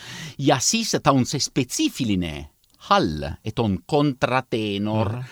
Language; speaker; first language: Estonian; non-native, learner; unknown